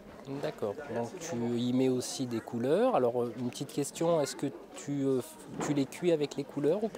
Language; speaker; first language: French; native; French